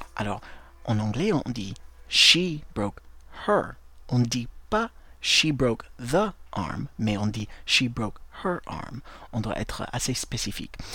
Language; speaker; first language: French; non-native, fluent; English